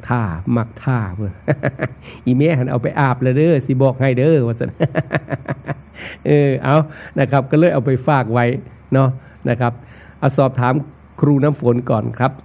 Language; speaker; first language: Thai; non-native, local second language; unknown